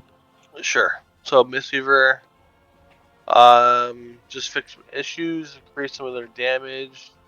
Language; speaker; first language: English; native; English